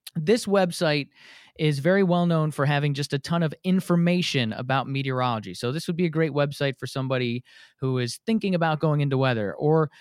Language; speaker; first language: English; native; English